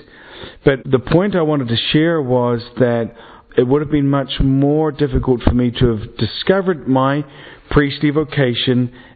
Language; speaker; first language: English; native; English